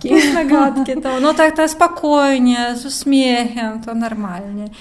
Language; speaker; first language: Polish; non-native, learner; Russian